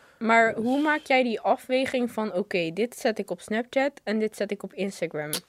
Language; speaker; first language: Dutch; native; Dutch